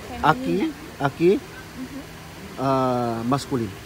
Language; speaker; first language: Spanish; non-native, learner; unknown